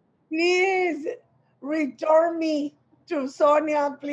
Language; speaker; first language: English; non-native, learner; Spanish